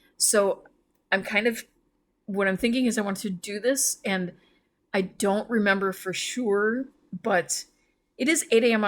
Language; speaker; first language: English; native; English